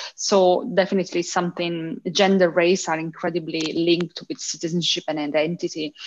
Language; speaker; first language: English; early bilingual, heritage; Italian